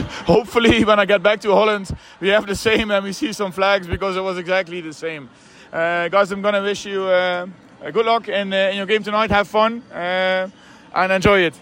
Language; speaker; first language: English; non-native, fluent; Dutch